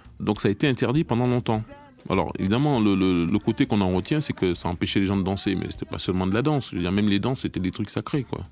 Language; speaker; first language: French; native; French